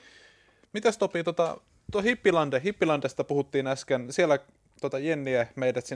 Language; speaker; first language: Finnish; native; Finnish